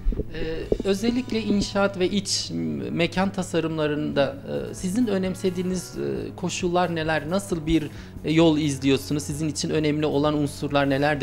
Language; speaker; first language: Turkish; native; Turkish